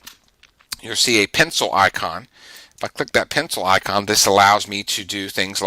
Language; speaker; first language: English; native; English